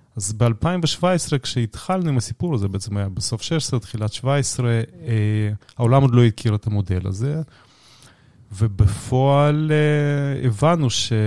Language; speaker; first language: Hebrew; native; Hebrew